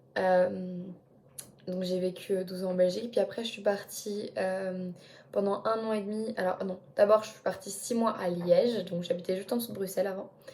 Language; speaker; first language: French; native; French